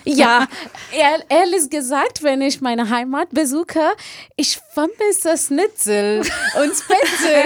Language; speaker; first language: German; non-native, learner; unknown